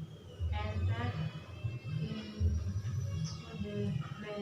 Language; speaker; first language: English; non-native, learner; Indonesian